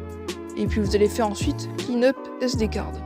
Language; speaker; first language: French; native; French